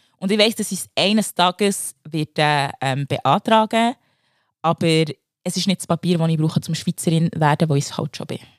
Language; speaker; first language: German; early bilingual, other home language; Lingala